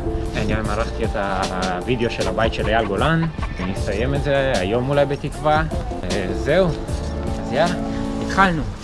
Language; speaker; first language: Hebrew; native; Hebrew